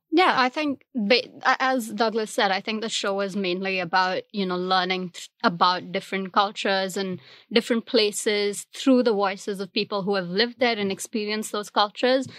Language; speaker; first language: English; non-native, local second language; Hindi